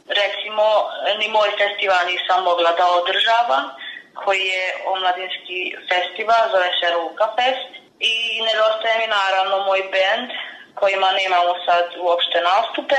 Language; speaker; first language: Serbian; non-native, local second language; Hungarian